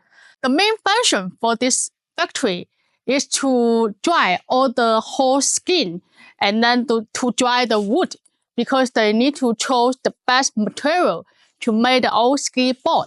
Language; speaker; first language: English; non-native, learner; Chinese